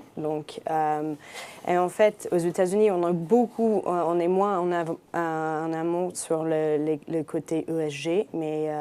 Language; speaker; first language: French; non-native, fluent; English